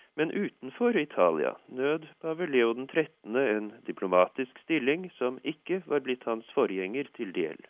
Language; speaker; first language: Norwegian; native; Norwegian